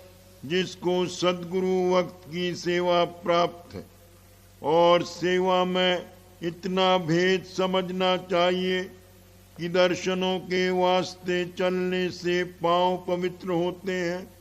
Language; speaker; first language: Hindi; native; Hindi